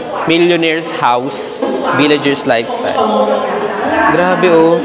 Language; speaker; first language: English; non-native, local second language; Filipino